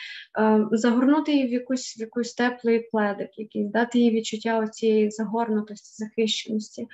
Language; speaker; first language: Ukrainian; native; Ukrainian